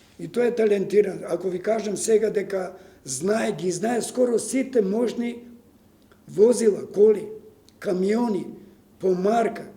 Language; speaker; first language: Macedonian; non-native, local second language; Serbian